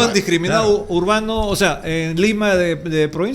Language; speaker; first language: Spanish; native; Spanish